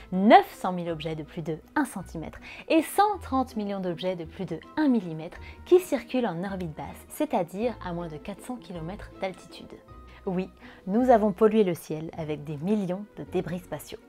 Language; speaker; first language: French; native; French